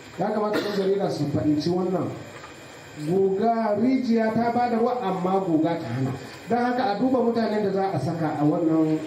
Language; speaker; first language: Hausa; non-native, local second language; Fula